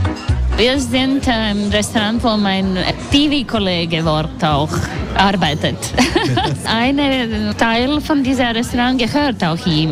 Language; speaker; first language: German; non-native, learner; Latvian